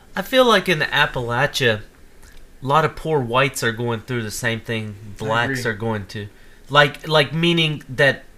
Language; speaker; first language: English; native; English